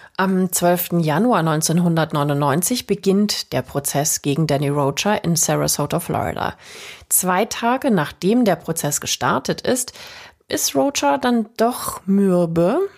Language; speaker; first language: German; native; German